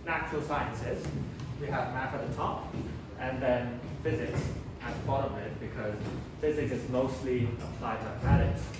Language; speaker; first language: English; non-native, local second language; Chinese